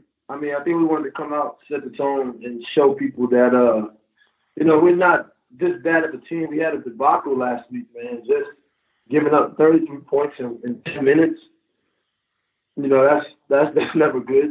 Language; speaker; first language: English; native; English